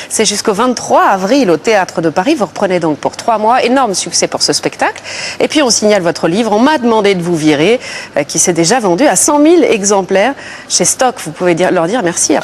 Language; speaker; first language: French; native; French